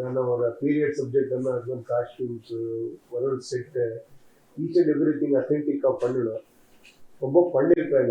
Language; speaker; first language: Tamil; non-native, learner; Kannada